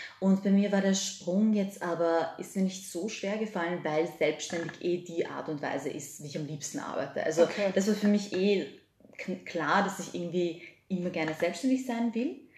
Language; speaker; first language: German; early bilingual, other home language; Serbian